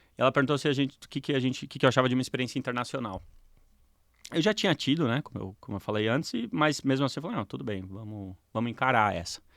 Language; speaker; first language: Portuguese; native; Portuguese